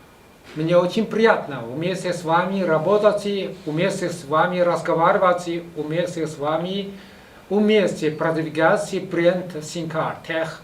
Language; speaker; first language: Russian; non-native, fluent; Chinese